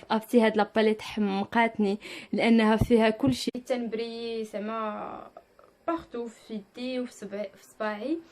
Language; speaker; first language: Arabic; native; Arabic